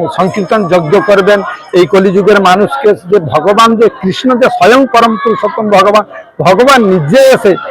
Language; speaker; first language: Bangla; non-native, fluent; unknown